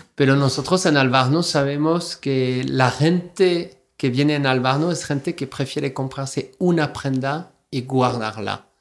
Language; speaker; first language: Spanish; non-native, fluent; French